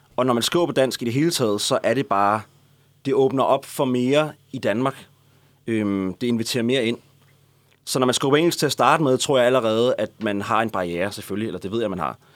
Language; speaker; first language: Danish; native; Danish